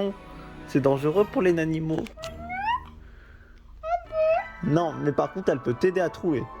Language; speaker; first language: French; native; French